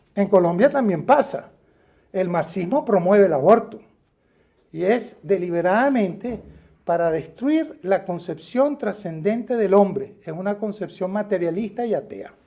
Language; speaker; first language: Spanish; native; Spanish